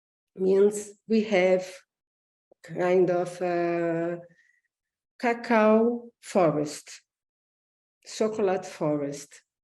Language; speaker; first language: English; non-native, learner; Portuguese